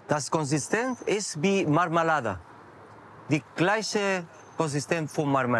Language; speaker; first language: German; non-native, learner; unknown